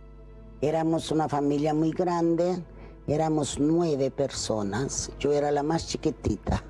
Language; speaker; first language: Spanish; non-native, fluent; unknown